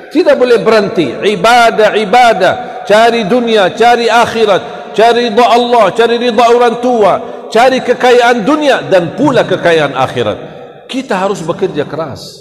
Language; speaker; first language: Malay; non-native, fluent; Arabic